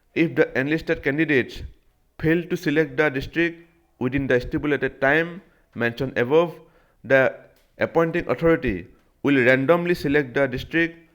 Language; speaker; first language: English; non-native, local second language; Assamese